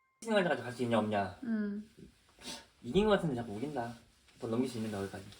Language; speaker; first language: Korean; native; Korean